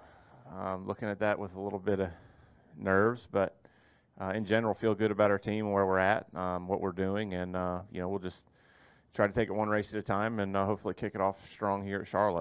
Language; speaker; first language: English; native; English